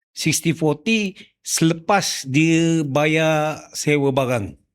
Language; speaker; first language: Malay; native; Malay